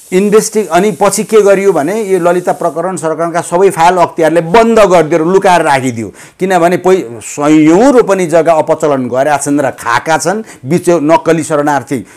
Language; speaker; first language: Nepali; native; Nepali